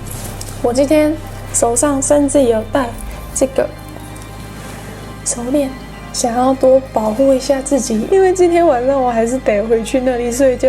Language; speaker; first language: Chinese; non-native, fluent; English